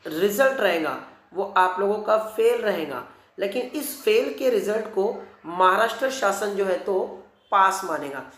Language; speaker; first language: Hindi; non-native, local second language; Marathi